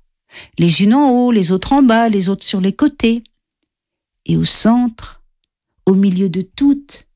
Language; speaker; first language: French; native; French